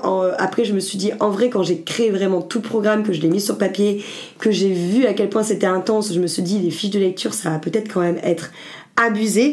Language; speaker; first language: French; native; French